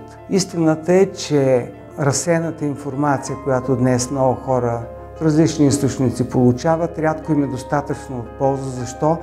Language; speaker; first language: Bulgarian; native; Bulgarian